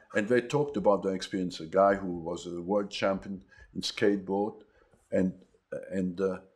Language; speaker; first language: English; non-native, fluent; French